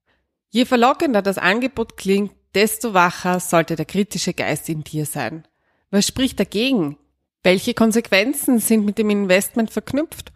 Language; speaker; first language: German; native; German